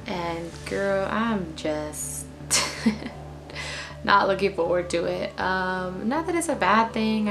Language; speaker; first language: English; native; English